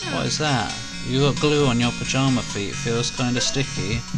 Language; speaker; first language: English; native; English